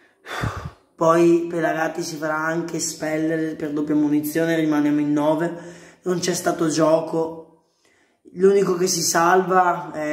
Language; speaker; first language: Italian; native; Italian